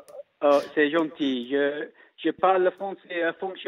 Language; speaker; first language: French; non-native, learner; English